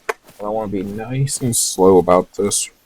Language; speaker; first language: English; native; English